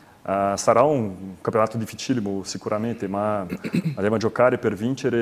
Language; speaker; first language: Italian; non-native, learner; Portuguese